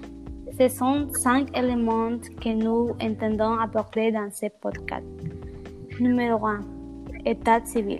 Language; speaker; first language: French; non-native, learner; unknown